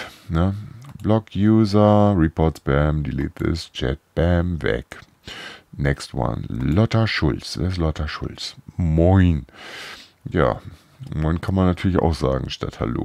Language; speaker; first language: German; native; German